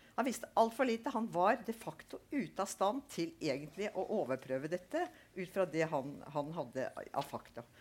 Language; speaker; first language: Norwegian; native; Norwegian